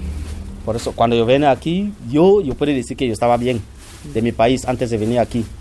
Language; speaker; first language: Spanish; non-native, fluent; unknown